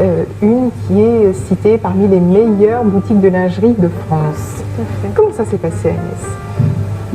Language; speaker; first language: French; native; French